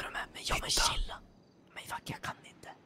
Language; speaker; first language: Swedish; native; Swedish